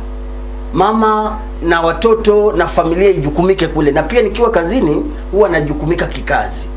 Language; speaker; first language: Swahili; native; Swahili